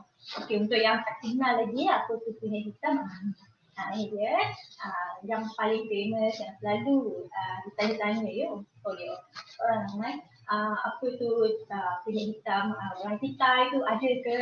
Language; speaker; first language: Malay; native; Malay